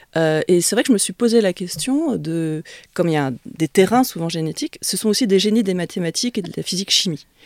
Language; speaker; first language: French; early bilingual, other home language; Vietnamese